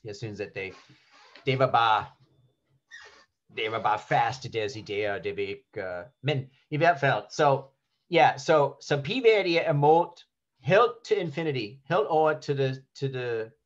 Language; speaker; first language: Danish; non-native, learner; English